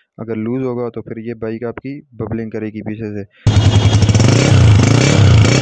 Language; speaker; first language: Urdu; non-native, local second language; Northern Hindko